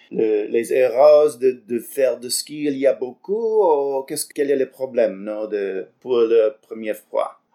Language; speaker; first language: French; non-native, learner; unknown